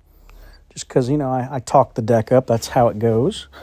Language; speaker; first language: English; native; English